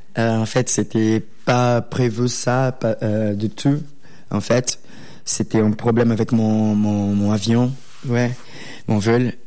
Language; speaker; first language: French; non-native, learner; Portuguese